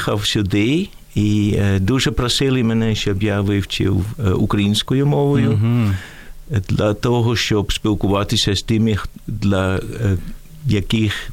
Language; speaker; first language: Ukrainian; non-native, fluent; Dutch